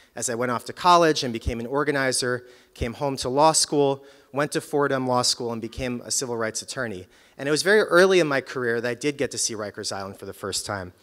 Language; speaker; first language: English; native; English